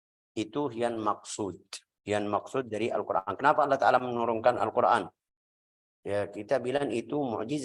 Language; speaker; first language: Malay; non-native, fluent; Arabic